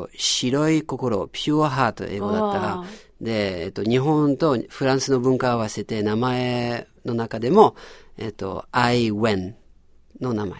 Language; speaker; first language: Japanese; non-native, fluent; French